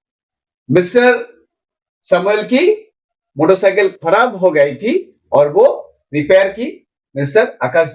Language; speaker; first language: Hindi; non-native, local second language; Bangla